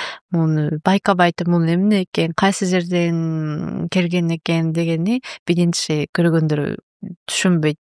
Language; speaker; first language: Kyrgyz; non-native, learner; Japanese